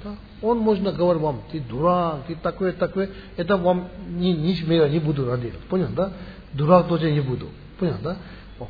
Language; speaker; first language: Russian; non-native, learner; Tibetan